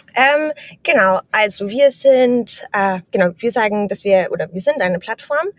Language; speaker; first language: German; native; German